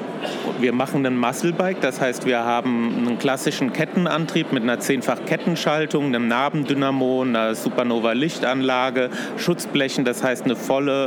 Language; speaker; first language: German; native; German